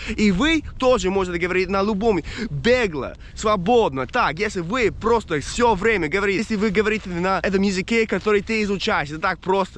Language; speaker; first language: Russian; non-native, fluent; English